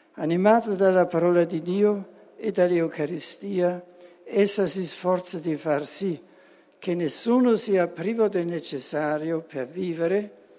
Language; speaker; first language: Italian; non-native, fluent; German